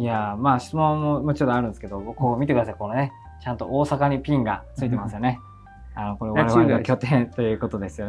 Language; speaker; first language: Japanese; native; Japanese